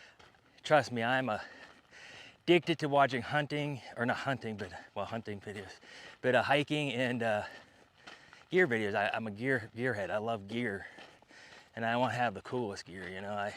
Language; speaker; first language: English; native; English